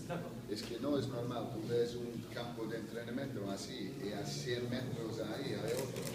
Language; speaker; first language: Spanish; non-native, fluent; English